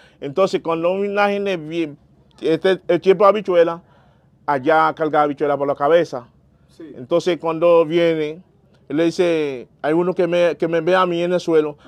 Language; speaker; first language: Spanish; non-native, learner; Haitian Creole